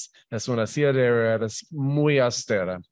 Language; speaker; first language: Spanish; non-native, fluent; English